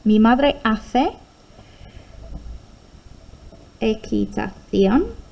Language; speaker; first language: Spanish; non-native, fluent; English